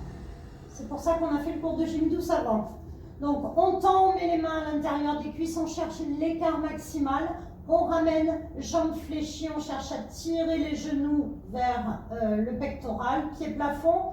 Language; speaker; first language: French; native; French